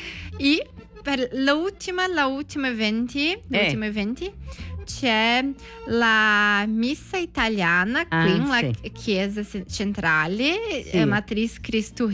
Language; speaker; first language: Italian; non-native, learner; Portuguese